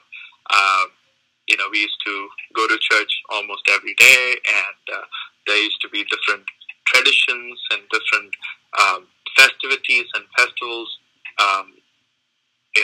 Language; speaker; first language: English; non-native, local second language; Malayalam